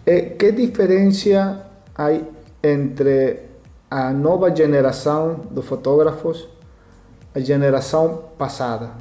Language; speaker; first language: Portuguese; non-native, learner; Spanish